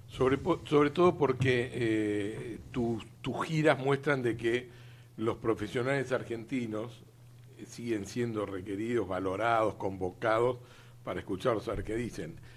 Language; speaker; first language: Spanish; native; Spanish